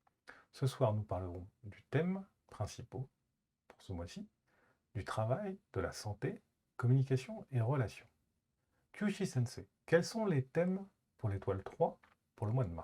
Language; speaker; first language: French; native; French